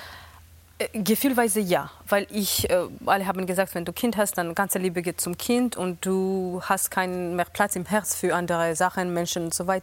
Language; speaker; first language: German; non-native, fluent; Georgian